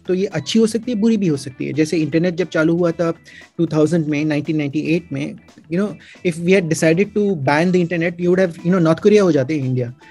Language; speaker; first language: Hindi; non-native, local second language; Malayalam